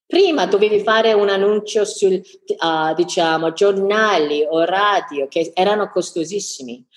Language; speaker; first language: Italian; non-native, fluent; English